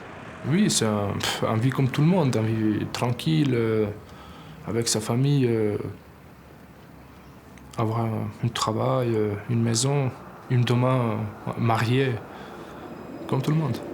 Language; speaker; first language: French; non-native, learner; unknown